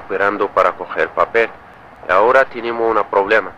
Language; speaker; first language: Spanish; non-native, learner; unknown